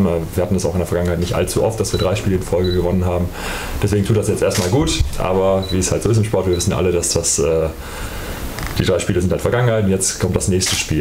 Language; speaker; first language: German; native; German